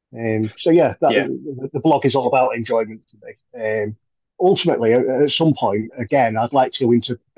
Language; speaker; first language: English; native; English